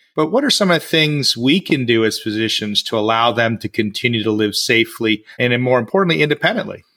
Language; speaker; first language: English; native; English